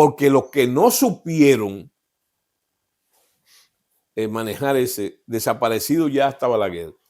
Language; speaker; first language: Spanish; native; Spanish